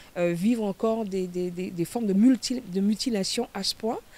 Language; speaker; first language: French; native; French